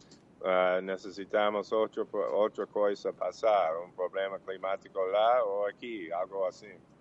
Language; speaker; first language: Portuguese; non-native, learner; English